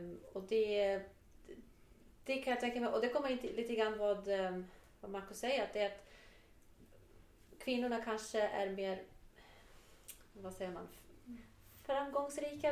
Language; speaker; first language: Swedish; non-native, fluent; Portuguese